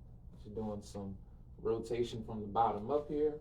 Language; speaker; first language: English; native; English